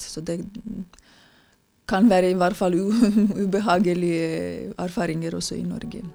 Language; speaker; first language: Norwegian; non-native, fluent; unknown